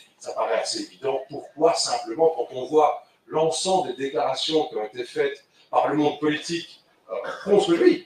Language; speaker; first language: French; native; French